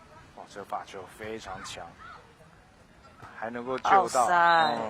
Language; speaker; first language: Chinese; native; Chinese